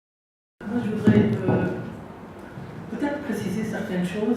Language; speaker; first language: French; non-native, local second language; Arabic